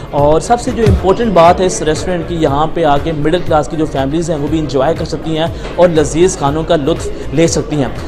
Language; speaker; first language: Urdu; native; Urdu